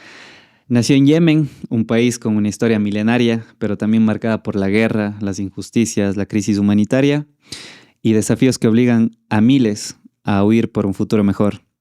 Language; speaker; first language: Spanish; native; Spanish